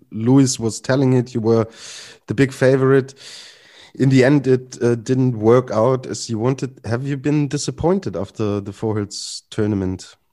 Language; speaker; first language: English; non-native, fluent; German